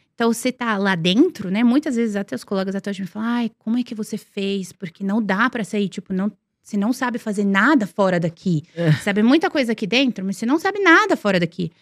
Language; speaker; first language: Portuguese; non-native, fluent; Serbian